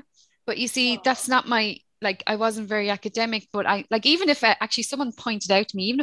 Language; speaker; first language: English; native; English